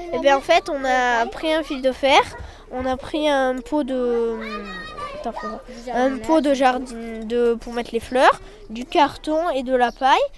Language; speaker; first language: French; native; French